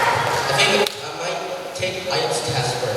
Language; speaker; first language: English; non-native, fluent; Indonesian